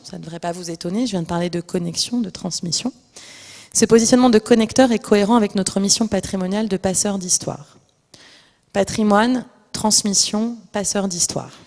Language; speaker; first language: French; native; French